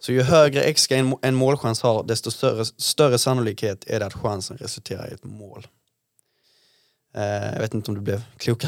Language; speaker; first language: Swedish; native; Swedish